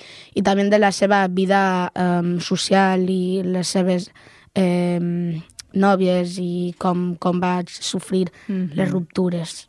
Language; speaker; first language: Catalan; non-native, local second language; Spanish